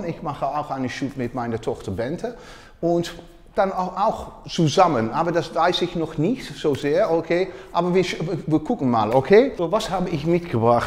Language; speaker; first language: German; non-native, learner; Dutch